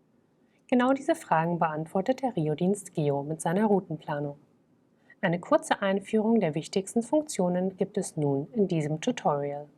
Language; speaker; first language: German; native; German